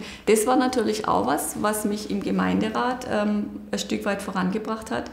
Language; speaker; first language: German; native; German